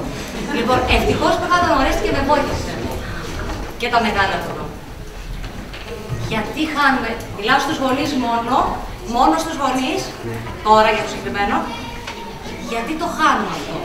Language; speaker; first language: Greek; native; Greek